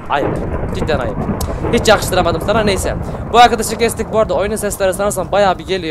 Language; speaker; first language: Turkish; native; Turkish